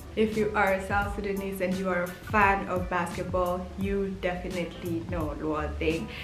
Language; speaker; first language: English; early bilingual, heritage; English